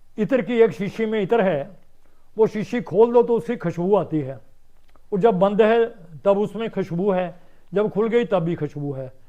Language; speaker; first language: Hindi; non-native, local second language; Punjabi